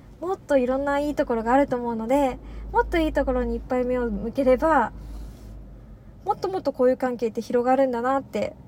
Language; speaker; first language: Japanese; native; Japanese